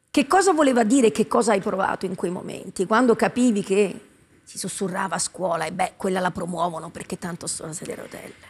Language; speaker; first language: Italian; native; Italian